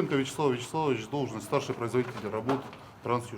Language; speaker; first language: Russian; native; Russian